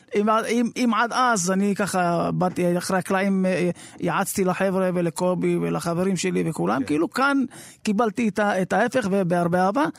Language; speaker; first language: Hebrew; native; Hebrew